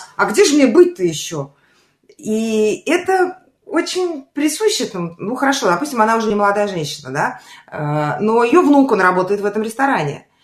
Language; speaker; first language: Russian; native; Russian